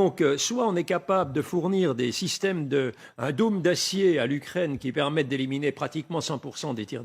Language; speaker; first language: French; native; French